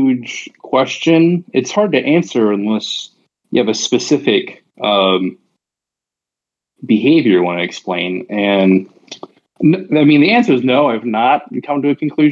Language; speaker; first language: English; native; English